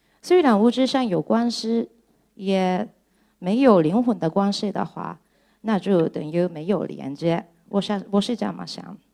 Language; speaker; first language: Chinese; non-native, fluent; Japanese